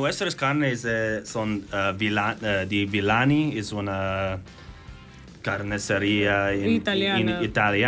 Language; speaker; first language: Spanish; non-native, learner; English